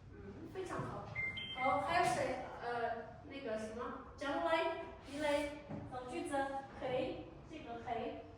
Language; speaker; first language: Chinese; non-native, fluent; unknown